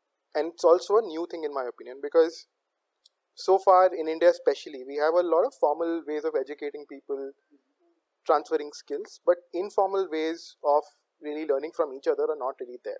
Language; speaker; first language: English; non-native, local second language; Hindi